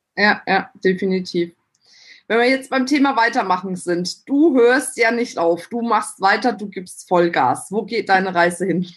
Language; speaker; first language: German; native; German